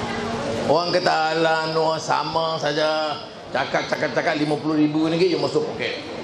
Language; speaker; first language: Malay; native; Malay